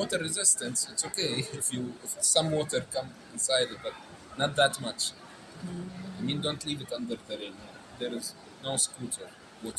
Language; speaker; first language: English; non-native, fluent; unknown